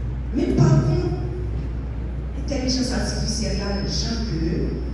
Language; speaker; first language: French; non-native, local second language; Haitian Creole